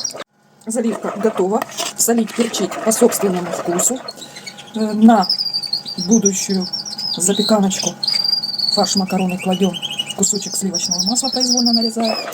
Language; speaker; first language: Russian; native; Russian